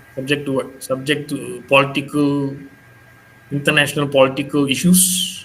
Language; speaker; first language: English; non-native, local second language; Malay